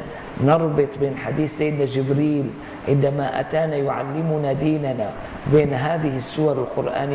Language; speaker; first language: Arabic; native; Arabic